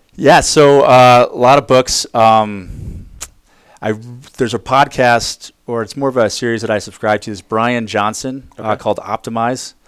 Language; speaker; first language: English; native; English